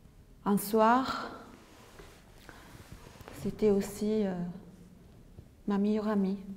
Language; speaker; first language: French; non-native, local second language; Arabic